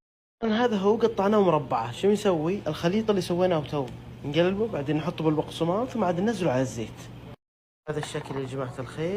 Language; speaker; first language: Arabic; native; Arabic